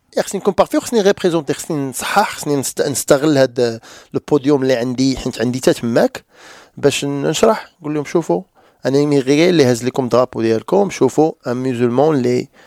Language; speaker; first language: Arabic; native; Arabic